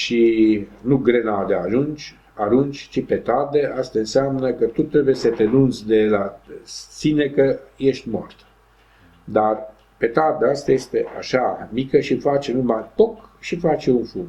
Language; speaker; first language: Romanian; non-native, local second language; Hungarian